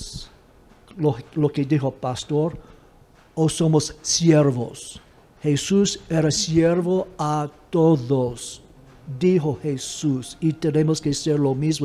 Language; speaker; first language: Spanish; non-native, fluent; English